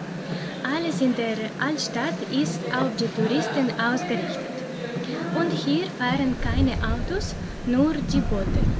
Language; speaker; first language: German; non-native, fluent; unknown